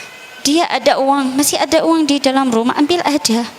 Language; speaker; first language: Indonesian; non-native, learner; Arabic